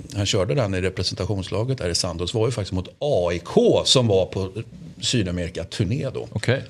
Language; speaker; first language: Swedish; native; Swedish